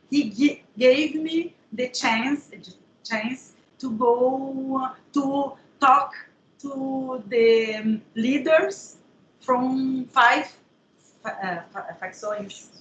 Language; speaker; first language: English; non-native, learner; Portuguese